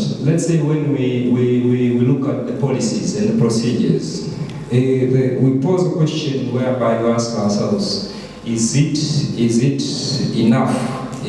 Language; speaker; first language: English; non-native, local second language; Swahili